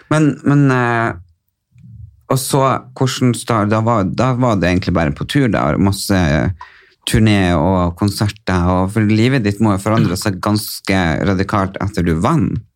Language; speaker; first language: Norwegian; native; Norwegian